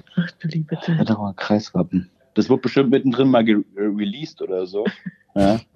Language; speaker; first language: German; native; German